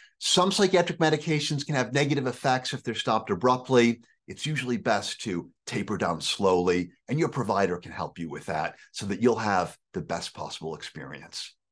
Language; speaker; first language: English; native; English